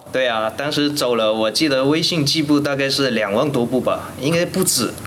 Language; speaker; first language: Chinese; non-native, local second language; Min Nan Chinese